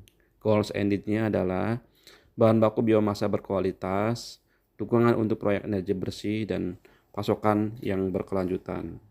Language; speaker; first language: Indonesian; native; Indonesian